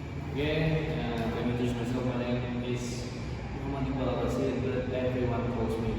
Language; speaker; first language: English; non-native, learner; Indonesian